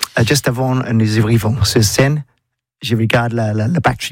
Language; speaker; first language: French; non-native, learner; English